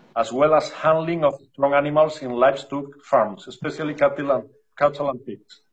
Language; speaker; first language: English; non-native, learner; Spanish